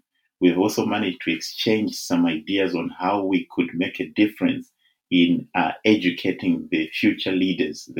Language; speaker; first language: English; non-native, local second language; Shona